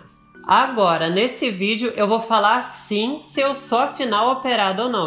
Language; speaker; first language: Portuguese; native; Portuguese